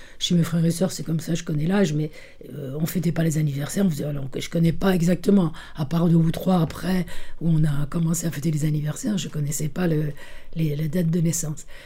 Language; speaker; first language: French; early bilingual, other home language; Italian